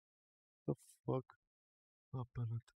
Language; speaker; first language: English; non-native, learner; Slovak